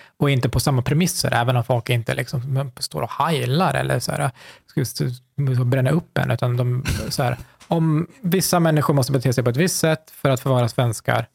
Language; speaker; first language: Swedish; early bilingual, other home language; Kurdish